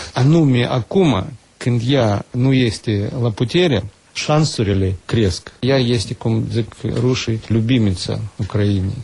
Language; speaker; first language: Romanian; native; Romanian